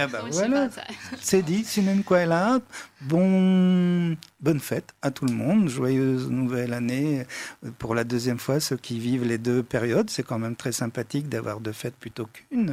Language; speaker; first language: French; native; French